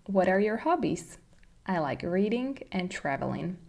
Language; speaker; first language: English; non-native, fluent; Slovak